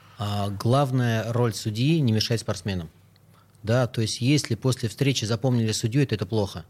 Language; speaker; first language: Russian; native; Russian